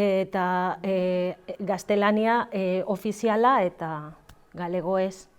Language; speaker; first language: Basque; non-native, learner; Galician